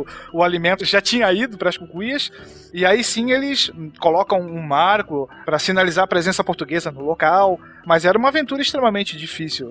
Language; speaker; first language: Portuguese; native; Portuguese